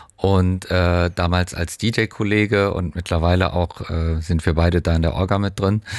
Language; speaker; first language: German; native; German